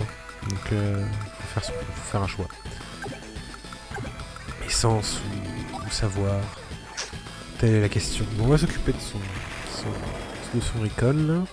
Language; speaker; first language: French; native; French